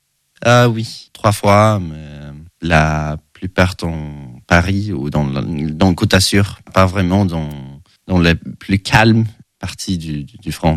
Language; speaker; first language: French; non-native, learner; Swedish